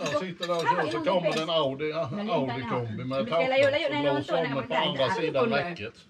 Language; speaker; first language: Swedish; native; Swedish